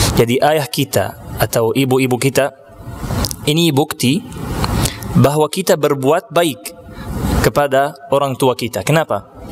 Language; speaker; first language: Malay; non-native, fluent; Arabic